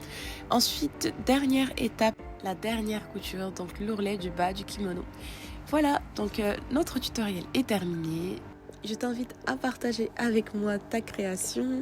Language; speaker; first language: French; native; French